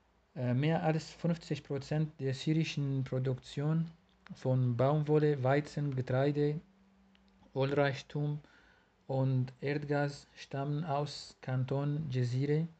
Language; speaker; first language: German; non-native, learner; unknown